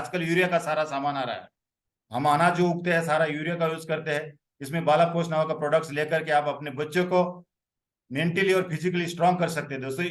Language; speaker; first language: Hindi; non-native, local second language; Marathi